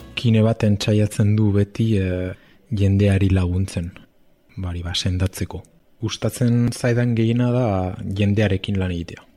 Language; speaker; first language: Basque; non-native, local second language; Spanish